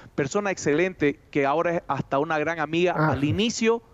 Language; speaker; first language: Spanish; native; Spanish